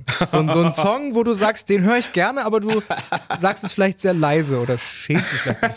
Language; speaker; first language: German; native; German